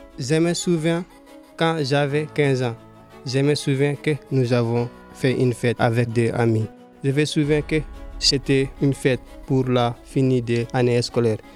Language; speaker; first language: French; non-native, local second language; Soninke